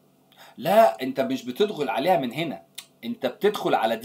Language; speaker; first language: Arabic; native; Arabic